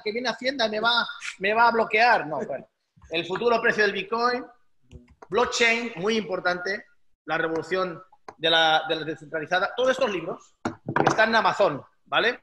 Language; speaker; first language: Spanish; native; Spanish